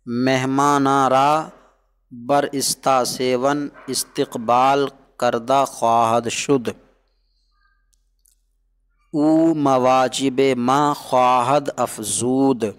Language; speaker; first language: Persian; non-native, fluent; Urdu